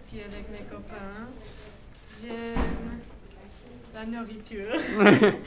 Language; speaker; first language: French; non-native, learner; English